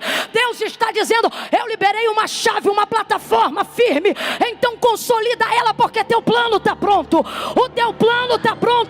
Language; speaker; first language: Portuguese; native; Portuguese